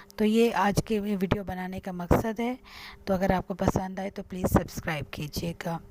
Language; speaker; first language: Urdu; native; Urdu